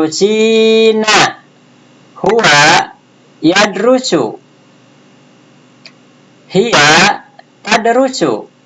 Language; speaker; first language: Arabic; non-native, fluent; Indonesian